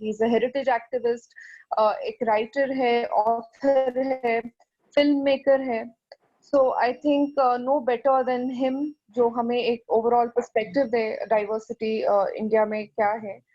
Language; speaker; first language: Hindi; native; Hindi